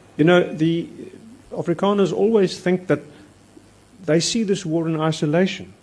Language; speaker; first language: English; non-native, local second language; Afrikaans